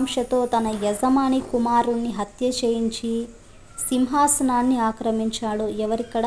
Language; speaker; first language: Telugu; native; Telugu